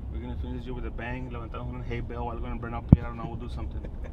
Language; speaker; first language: English; early bilingual, other home language; Spanish